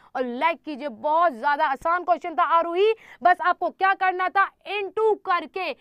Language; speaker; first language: Hindi; native; Hindi